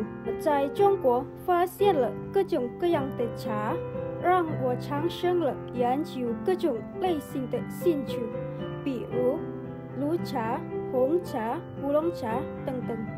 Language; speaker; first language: Chinese; non-native, fluent; Indonesian